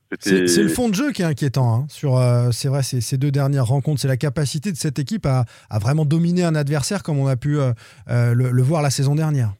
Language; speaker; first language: French; native; French